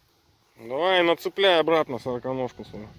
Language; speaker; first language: Russian; native; Russian